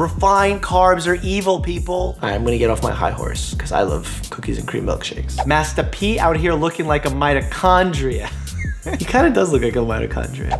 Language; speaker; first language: English; native; English